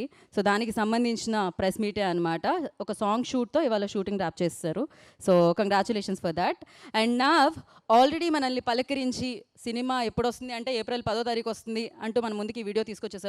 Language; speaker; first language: Telugu; native; Telugu